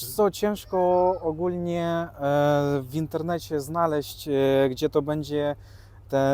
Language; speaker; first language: Polish; early bilingual, other home language; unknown